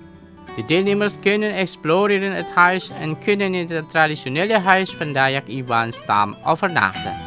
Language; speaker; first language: Dutch; non-native, learner; Indonesian